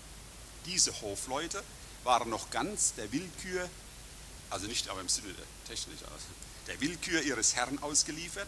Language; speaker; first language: German; native; German